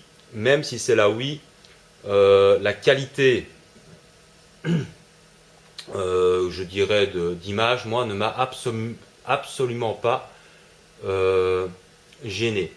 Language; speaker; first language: French; native; French